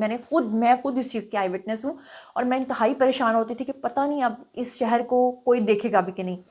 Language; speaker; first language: Urdu; non-native, local second language; Punjabi